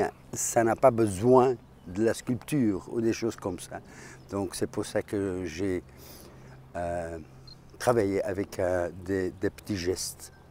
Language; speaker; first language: French; non-native, fluent; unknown